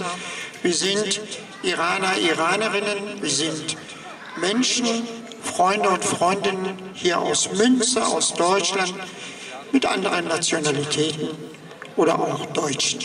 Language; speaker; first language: German; non-native, fluent; Persian